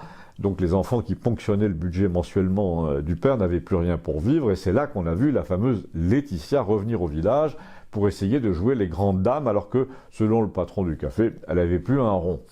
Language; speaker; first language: French; native; French